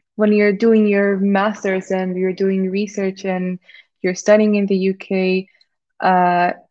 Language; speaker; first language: English; non-native, fluent; Spanish